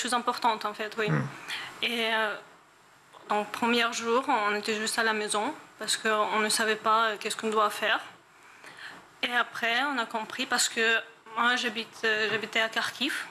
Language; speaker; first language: French; non-native, learner; Ukrainian